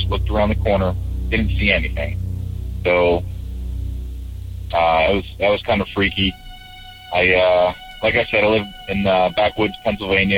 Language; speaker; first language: English; native; English